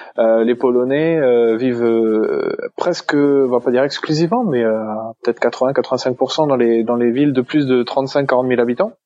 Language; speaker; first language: French; native; French